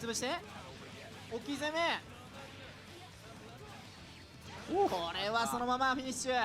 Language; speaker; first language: Japanese; native; Japanese